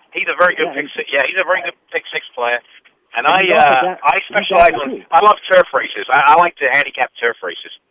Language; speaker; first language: English; native; English